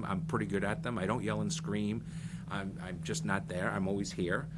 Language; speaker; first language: English; early bilingual, other home language; Portuguese